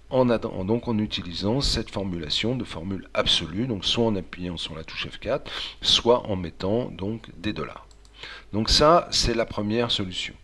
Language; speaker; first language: French; native; French